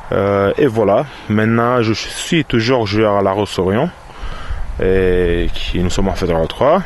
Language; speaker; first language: French; non-native, fluent; Romanian